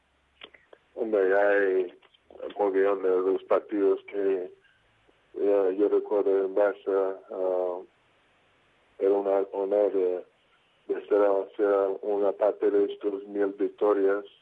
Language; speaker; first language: Spanish; non-native, fluent; English